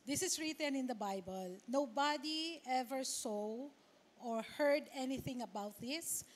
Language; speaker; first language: English; non-native, local second language; Filipino